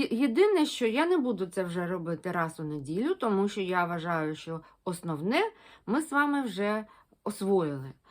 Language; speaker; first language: Ukrainian; non-native, local second language; Russian